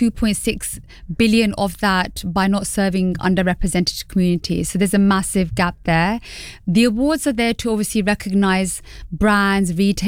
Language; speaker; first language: English; native; English